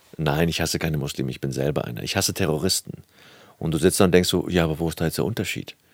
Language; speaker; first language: German; native; German